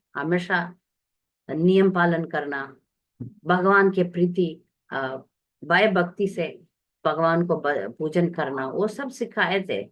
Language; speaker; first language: Hindi; non-native, local second language; Tamil